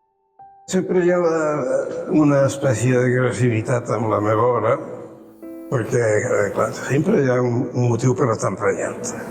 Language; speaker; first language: Catalan; early bilingual, heritage; Catalan